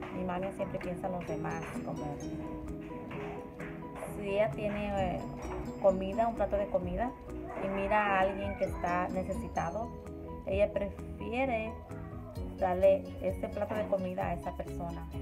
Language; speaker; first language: Spanish; early bilingual, heritage; Spanish